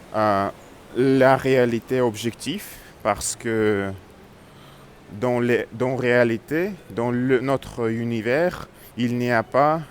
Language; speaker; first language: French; non-native, learner; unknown